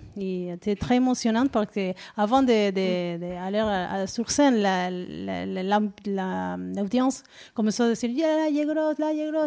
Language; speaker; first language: French; non-native, learner; Spanish